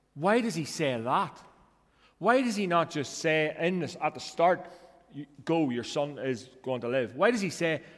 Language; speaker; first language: English; native; English